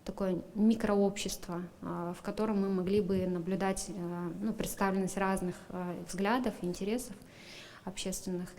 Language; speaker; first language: Russian; non-native, local second language; Kazakh